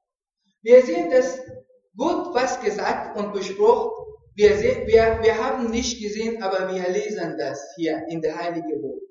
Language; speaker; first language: German; non-native, learner; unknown